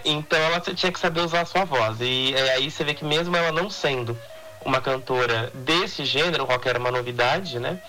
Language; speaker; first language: Portuguese; native; Portuguese